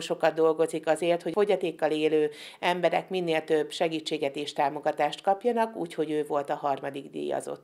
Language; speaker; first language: Hungarian; native; Hungarian